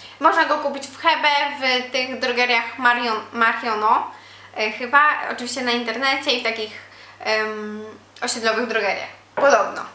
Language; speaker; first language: Polish; native; Polish